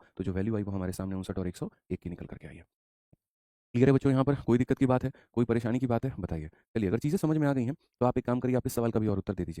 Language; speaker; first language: Hindi; native; Hindi